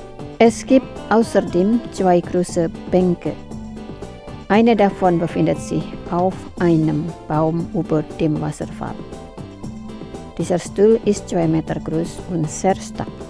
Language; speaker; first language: German; non-native, fluent; Indonesian